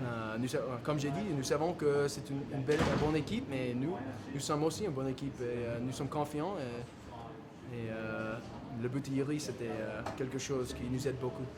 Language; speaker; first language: French; non-native, fluent; English